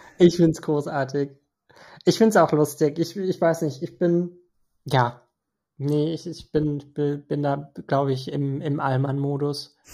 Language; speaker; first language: German; early bilingual, other home language; Turkish